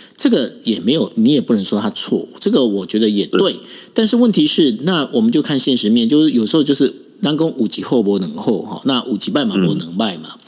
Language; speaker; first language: Chinese; native; Chinese